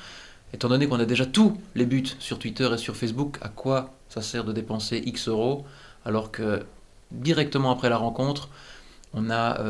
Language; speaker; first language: French; native; French